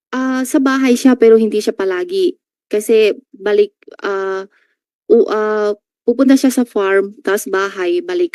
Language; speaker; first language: Filipino; non-native, learner; Chinese